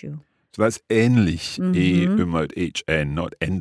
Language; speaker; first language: German; non-native, fluent; English